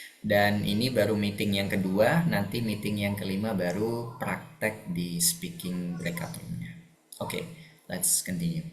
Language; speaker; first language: Indonesian; native; Indonesian